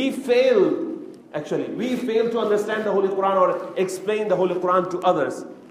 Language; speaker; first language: English; non-native, local second language; Urdu